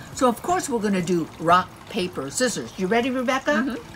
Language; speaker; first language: English; native; English